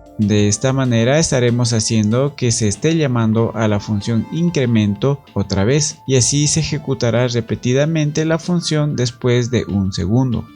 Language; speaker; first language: Spanish; native; Spanish